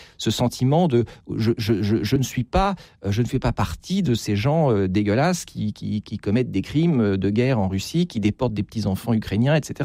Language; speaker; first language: French; native; French